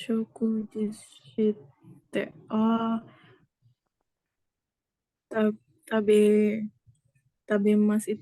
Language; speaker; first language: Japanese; non-native, learner; Indonesian